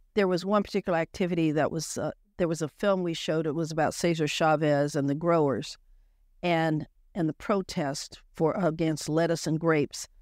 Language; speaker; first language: English; native; English